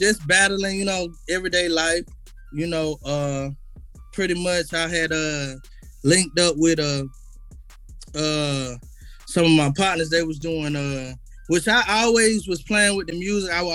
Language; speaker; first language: English; native; English